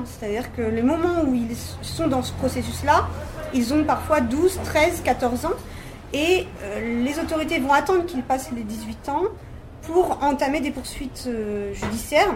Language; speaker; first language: French; native; French